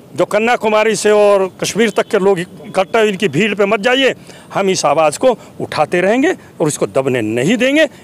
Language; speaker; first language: Hindi; native; Hindi